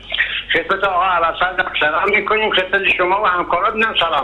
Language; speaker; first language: Persian; native; Persian